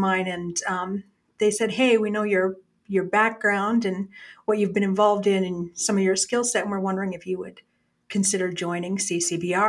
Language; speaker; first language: English; native; English